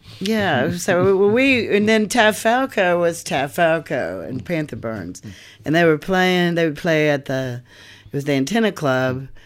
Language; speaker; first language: English; native; English